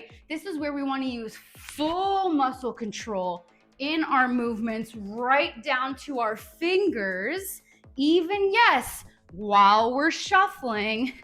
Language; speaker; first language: English; native; English